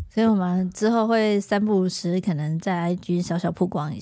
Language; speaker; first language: Chinese; native; Chinese